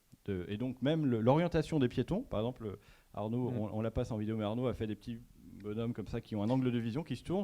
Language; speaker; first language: French; native; French